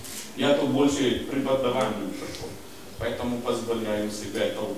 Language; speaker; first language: Russian; non-native, learner; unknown